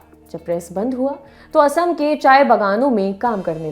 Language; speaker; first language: Hindi; native; Hindi